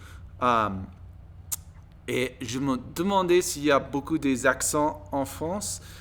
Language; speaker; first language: French; non-native, learner; English